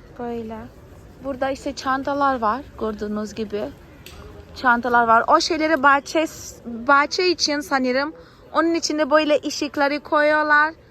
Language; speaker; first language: Turkish; native; Turkish